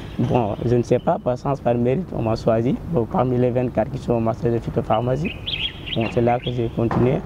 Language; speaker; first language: French; non-native, local second language; Wolof